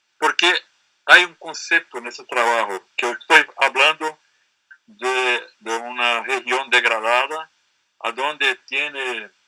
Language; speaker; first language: Spanish; non-native, learner; Portuguese